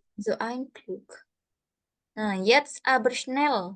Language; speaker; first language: German; non-native, learner; Indonesian